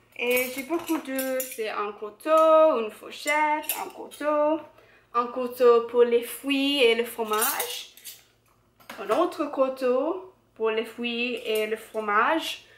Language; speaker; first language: French; non-native, learner; English